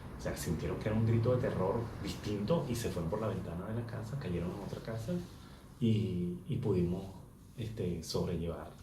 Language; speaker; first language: Spanish; native; Spanish